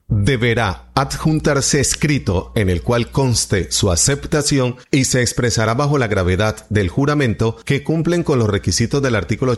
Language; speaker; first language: Spanish; native; Spanish